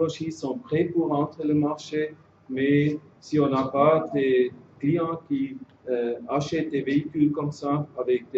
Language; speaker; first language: French; non-native, fluent; German